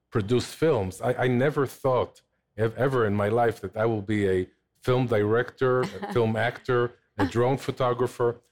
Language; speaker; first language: English; non-native, fluent; Hebrew